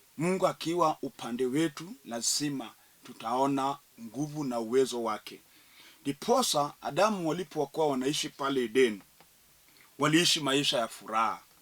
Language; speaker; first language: Swahili; non-native, local second language; Luo (Kenya and Tanzania)